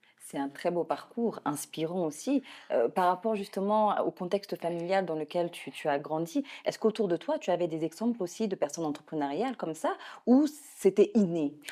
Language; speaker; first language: French; native; French